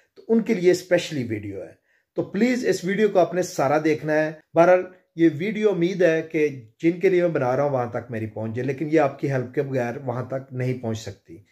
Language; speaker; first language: Urdu; non-native, local second language; Punjabi